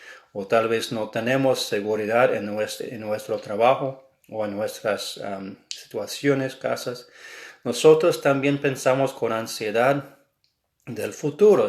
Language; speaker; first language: Spanish; non-native, fluent; English